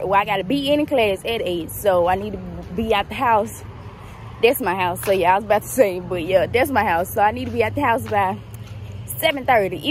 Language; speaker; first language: English; native; English